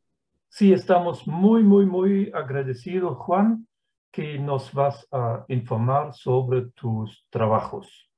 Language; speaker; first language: Spanish; non-native, fluent; German